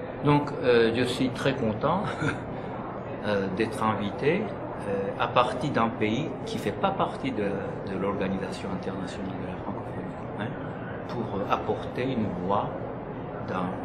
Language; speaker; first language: French; non-native, fluent; Japanese